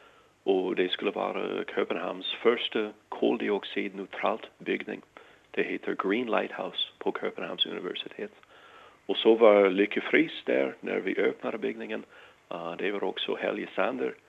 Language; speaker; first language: Danish; non-native, fluent; English